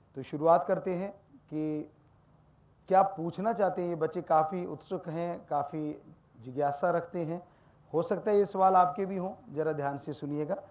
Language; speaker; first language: Hindi; non-native, local second language; Punjabi